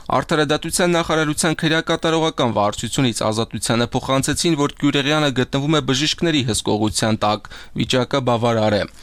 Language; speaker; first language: Armenian; native; Armenian